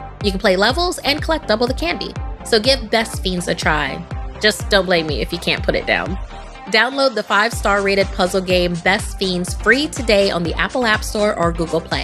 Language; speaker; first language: English; native; English